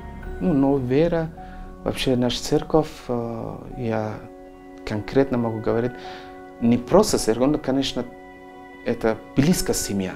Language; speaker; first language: Russian; non-native, learner; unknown